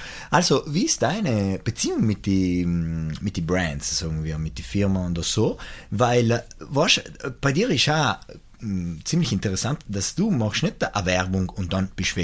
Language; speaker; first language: German; non-native, local second language; Italian